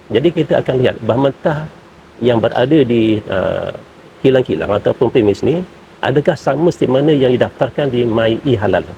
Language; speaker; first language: Malay; native; Malay